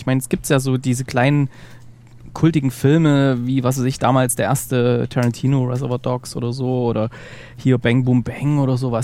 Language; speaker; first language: German; native; German